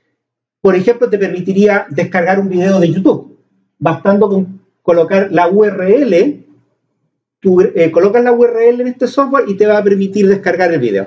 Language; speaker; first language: Spanish; native; Spanish